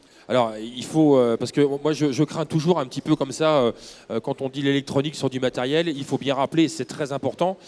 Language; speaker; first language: French; native; French